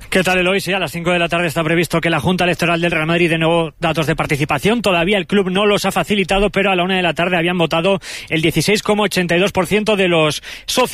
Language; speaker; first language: Spanish; native; Spanish